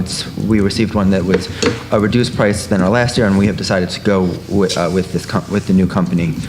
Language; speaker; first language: English; native; English